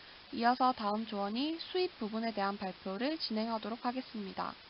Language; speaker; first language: Korean; native; Korean